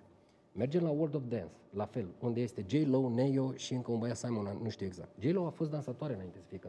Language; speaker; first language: Romanian; native; Romanian